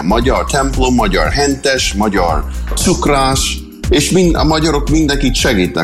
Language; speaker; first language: Hungarian; early bilingual, heritage; English